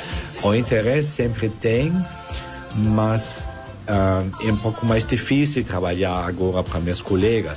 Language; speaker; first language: Portuguese; non-native, fluent; German